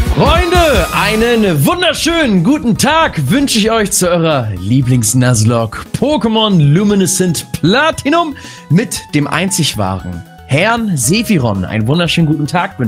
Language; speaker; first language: German; native; German